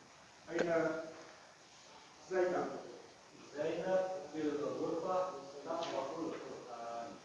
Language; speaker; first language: Arabic; non-native, learner; Indonesian